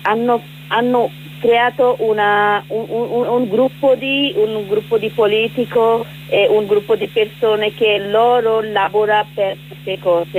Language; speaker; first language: Italian; non-native, learner; Bangla